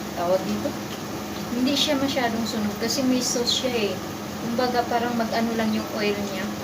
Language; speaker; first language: Filipino; native; Filipino